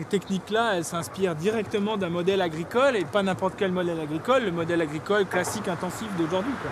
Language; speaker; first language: French; native; French